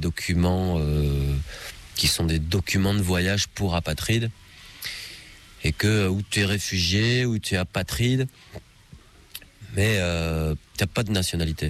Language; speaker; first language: French; native; French